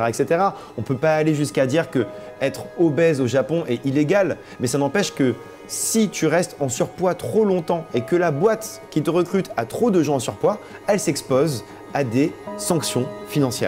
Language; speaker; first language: French; native; French